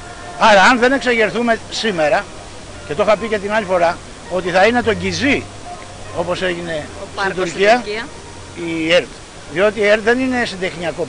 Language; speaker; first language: Greek; native; Greek